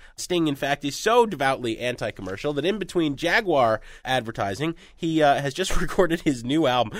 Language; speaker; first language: English; native; English